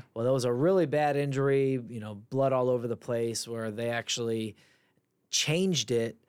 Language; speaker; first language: English; native; English